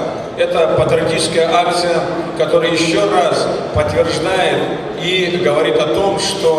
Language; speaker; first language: Russian; native; Russian